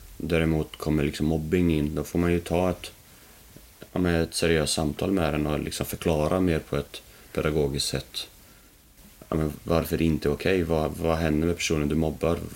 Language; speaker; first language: Swedish; early bilingual, other home language; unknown